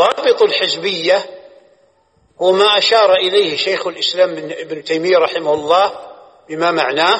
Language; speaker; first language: Arabic; native; Arabic